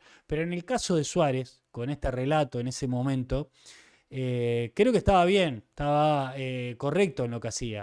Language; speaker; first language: Spanish; native; Spanish